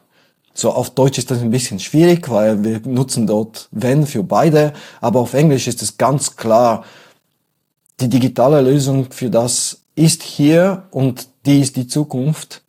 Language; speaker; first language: German; non-native, fluent; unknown